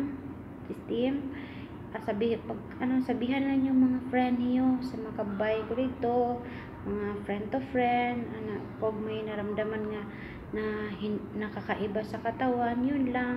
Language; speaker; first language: Filipino; non-native, local second language; Cebuano